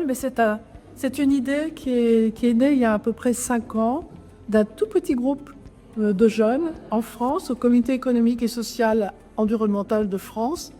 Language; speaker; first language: French; non-native, local second language; Italian